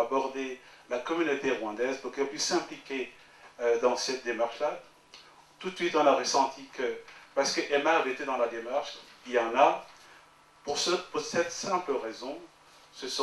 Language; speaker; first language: French; native; French